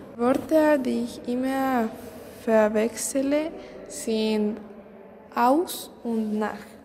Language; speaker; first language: German; non-native, learner; Spanish